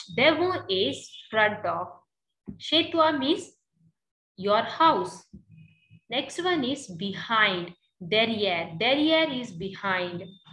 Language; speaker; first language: English; non-native, local second language; Hindi